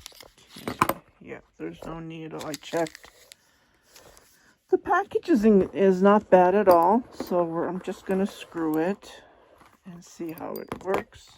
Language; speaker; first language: English; non-native, fluent; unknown